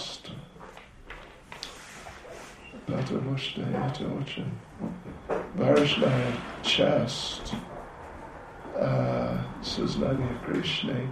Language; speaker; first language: Russian; non-native, learner; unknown